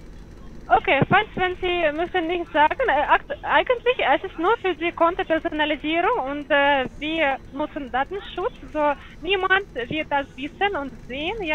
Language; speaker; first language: German; non-native, learner; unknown